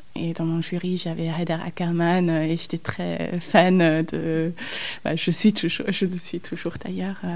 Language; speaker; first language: French; non-native, fluent; German